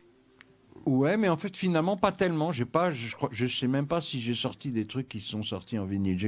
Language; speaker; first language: French; native; French